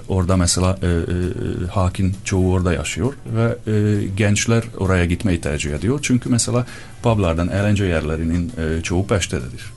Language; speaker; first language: Turkish; non-native, fluent; Hungarian